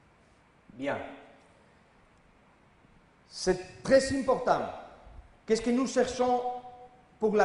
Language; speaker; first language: French; non-native, learner; Spanish